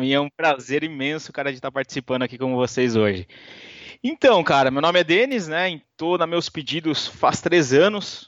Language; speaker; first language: Portuguese; native; Portuguese